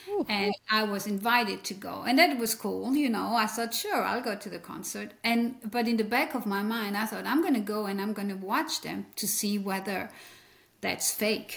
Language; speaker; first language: English; non-native, fluent; French